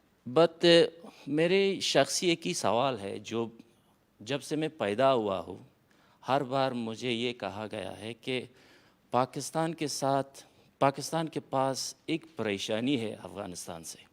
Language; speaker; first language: Hindi; non-native, fluent; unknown